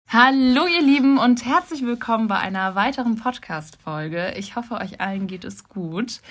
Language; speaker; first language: German; native; German